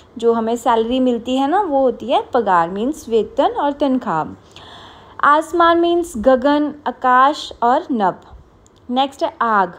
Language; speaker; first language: Hindi; non-native, local second language; Punjabi